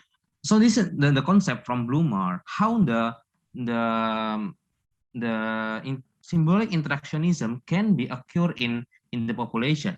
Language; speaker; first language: English; non-native, learner; Indonesian